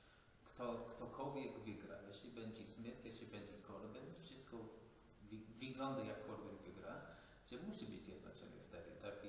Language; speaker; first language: Polish; non-native, fluent; English